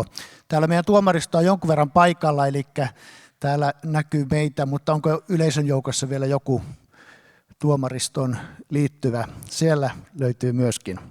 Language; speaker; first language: Finnish; native; Finnish